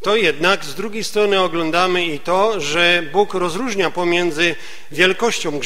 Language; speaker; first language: Polish; native; Polish